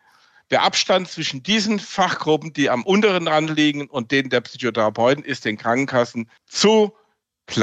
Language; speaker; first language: German; native; German